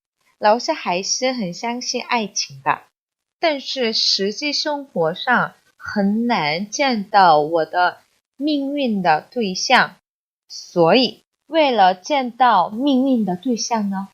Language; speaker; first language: Chinese; non-native, fluent; Korean